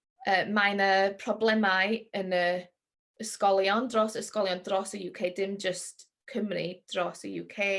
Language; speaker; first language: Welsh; non-native, learner; English